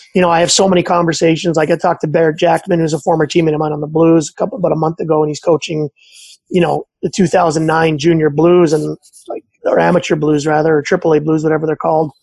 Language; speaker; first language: English; native; English